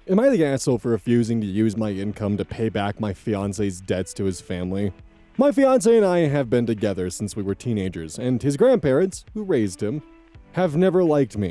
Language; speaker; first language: English; native; English